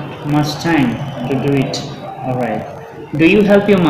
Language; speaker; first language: English; non-native, fluent; Bangla